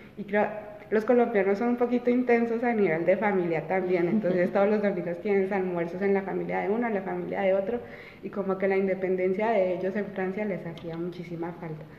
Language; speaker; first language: Spanish; early bilingual, heritage; Spanish